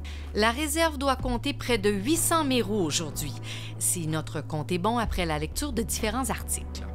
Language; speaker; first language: French; native; French